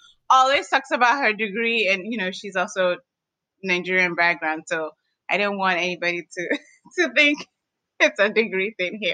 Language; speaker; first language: English; native; English